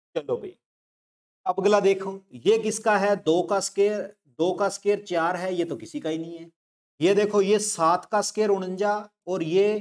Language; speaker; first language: Hindi; non-native, local second language; Punjabi